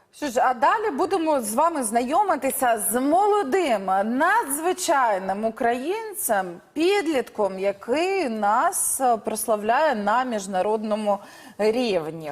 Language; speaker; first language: Ukrainian; native; Ukrainian